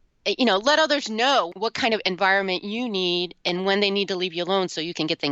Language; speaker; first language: English; native; English